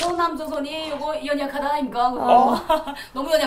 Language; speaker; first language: Korean; native; Korean